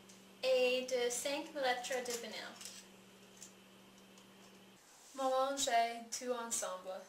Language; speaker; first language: French; non-native, learner; English